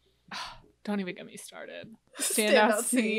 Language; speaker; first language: English; native; English